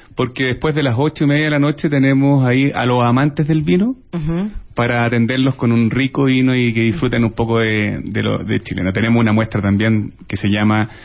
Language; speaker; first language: Spanish; native; Spanish